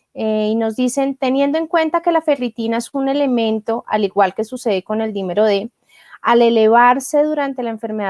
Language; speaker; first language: Spanish; native; Spanish